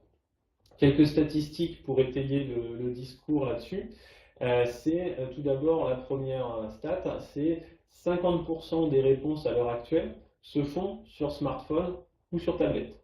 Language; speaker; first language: French; native; French